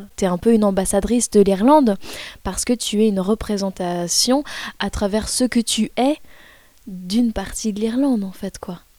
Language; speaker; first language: French; native; French